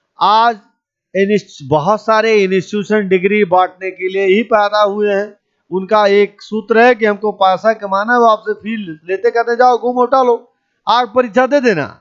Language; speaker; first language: Hindi; native; Hindi